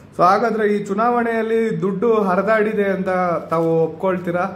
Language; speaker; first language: Kannada; native; Kannada